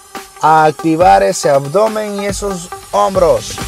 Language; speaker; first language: Spanish; native; Spanish